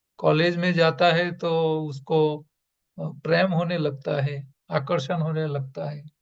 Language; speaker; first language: Hindi; non-native, local second language; Gujarati